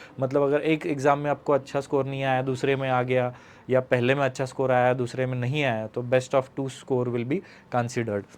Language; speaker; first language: Hindi; non-native, local second language; Marathi